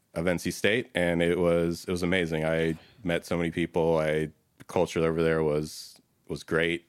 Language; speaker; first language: English; native; English